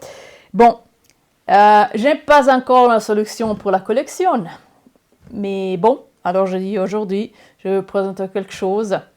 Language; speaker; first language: French; non-native, learner; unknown